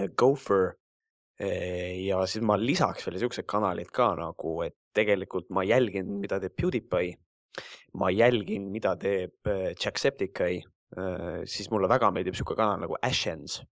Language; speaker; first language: Estonian; native; Estonian